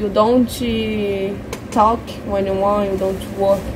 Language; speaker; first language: English; non-native, learner; Portuguese